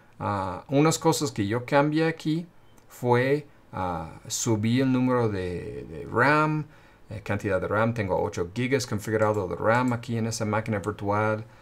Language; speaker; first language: Spanish; non-native, fluent; English